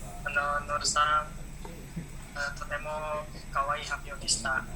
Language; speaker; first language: Japanese; non-native, learner; Indonesian